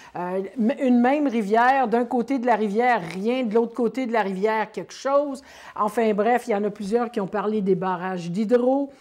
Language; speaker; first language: French; native; French